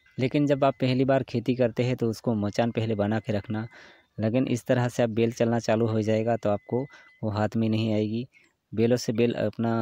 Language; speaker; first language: Hindi; non-native, local second language; Gujarati